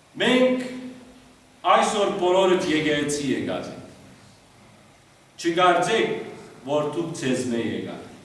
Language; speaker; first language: Armenian; early bilingual, heritage; Armenian